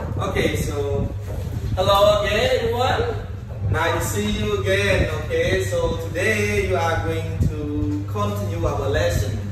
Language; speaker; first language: English; non-native, learner; Khmer